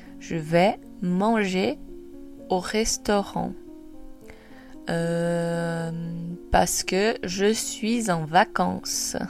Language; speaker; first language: French; non-native, fluent; Portuguese